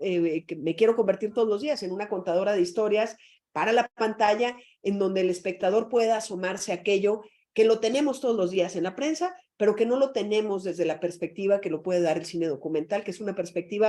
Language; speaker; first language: Spanish; native; Spanish